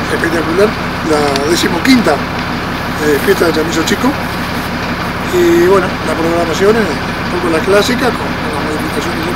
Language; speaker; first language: Spanish; native; Spanish